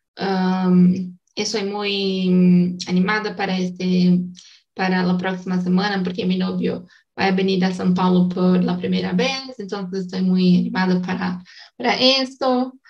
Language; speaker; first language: Spanish; non-native, learner; Portuguese